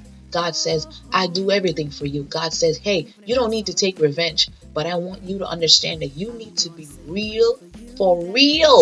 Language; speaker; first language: English; native; English